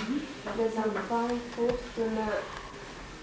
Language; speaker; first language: French; non-native, learner; Yakut